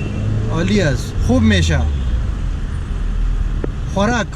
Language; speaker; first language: Persian; non-native, learner; Urdu